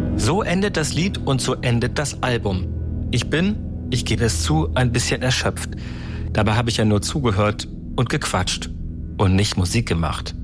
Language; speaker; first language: German; native; German